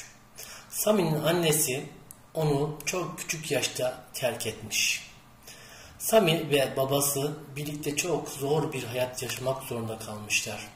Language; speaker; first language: Turkish; native; Turkish